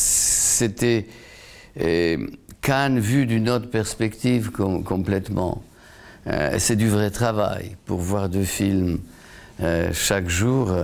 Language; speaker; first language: French; non-native, fluent; Polish